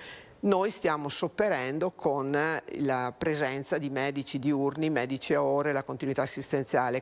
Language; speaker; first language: Italian; native; Italian